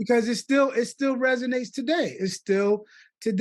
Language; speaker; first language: English; native; English